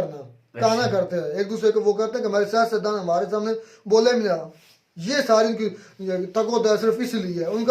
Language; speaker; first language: Urdu; non-native, local second language; Kashmiri